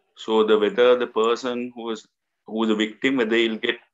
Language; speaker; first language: English; non-native, local second language; Sinhala